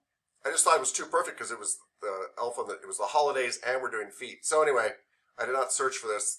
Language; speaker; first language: English; native; English